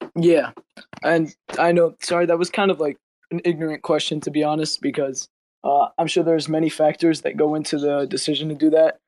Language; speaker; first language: English; native; English